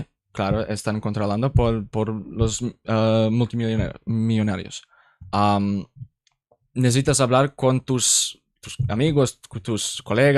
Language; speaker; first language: Spanish; non-native, learner; English